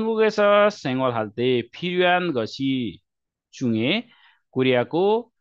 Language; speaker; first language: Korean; non-native, fluent; Nepali